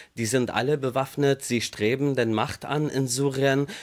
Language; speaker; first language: German; non-native, fluent; Arabic